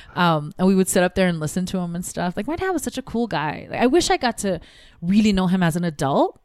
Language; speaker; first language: English; early bilingual, other home language; Tigrinya